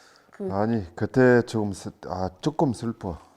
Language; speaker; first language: Korean; non-native, fluent; French